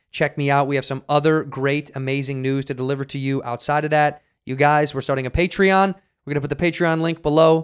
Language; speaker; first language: English; native; English